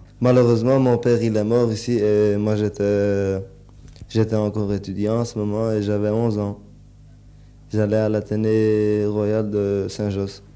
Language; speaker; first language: French; early bilingual, other home language; Turkish